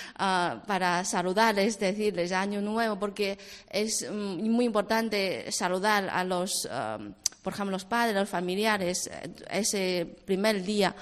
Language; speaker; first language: Spanish; non-native, fluent; Chinese